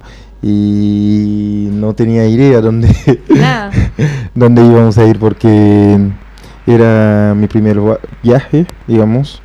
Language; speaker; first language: Spanish; non-native, fluent; Haitian Creole